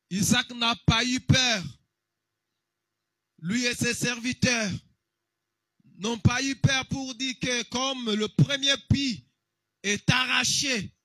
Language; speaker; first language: French; non-native, local second language; Lingala